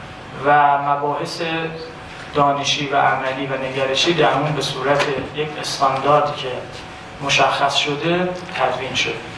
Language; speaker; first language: Persian; native; Persian